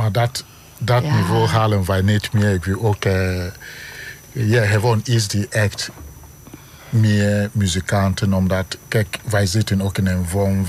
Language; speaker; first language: Dutch; non-native, fluent; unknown